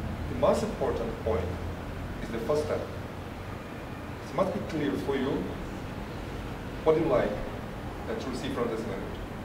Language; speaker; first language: English; non-native, fluent; Portuguese